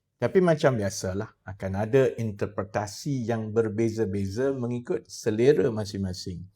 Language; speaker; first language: Malay; native; Malay